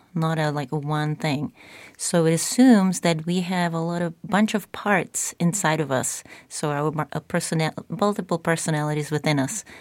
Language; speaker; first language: English; non-native, fluent; Czech